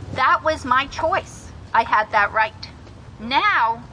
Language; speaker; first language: English; early bilingual, other home language; Spanish